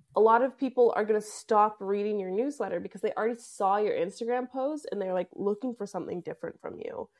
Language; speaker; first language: English; native; English